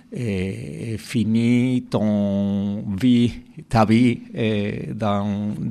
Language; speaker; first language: French; non-native, learner; Spanish